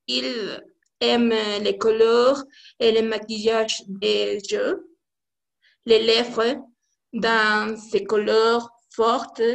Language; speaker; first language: French; non-native, learner; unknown